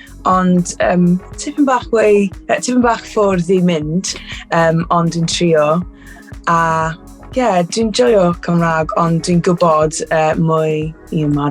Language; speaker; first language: Welsh; non-native, learner; English